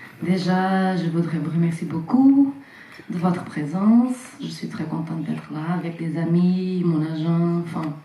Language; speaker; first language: French; non-native, fluent; Portuguese